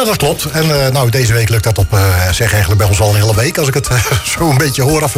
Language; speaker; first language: Dutch; native; Dutch